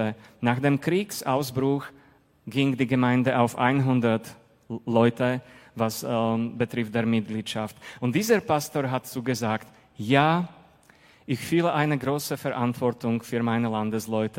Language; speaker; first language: German; non-native, fluent; Slovak